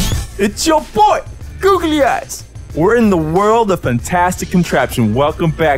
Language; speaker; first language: English; native; English